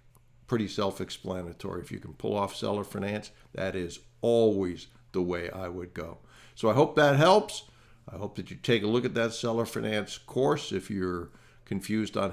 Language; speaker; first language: English; native; English